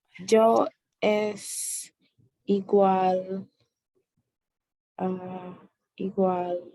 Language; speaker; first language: Spanish; non-native, learner; English